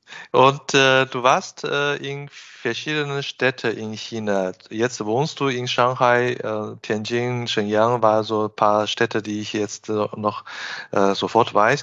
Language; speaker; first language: German; non-native, fluent; Chinese